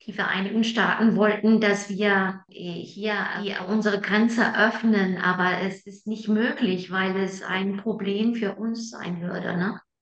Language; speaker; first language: German; non-native, fluent; Spanish